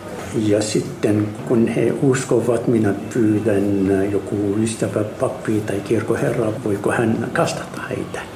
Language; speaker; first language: Finnish; non-native, fluent; Arabic